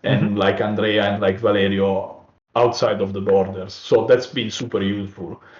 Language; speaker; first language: English; non-native, fluent; Italian